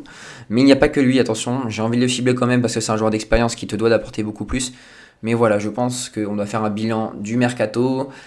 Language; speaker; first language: French; native; French